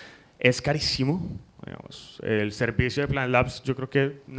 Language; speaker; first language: Spanish; native; Spanish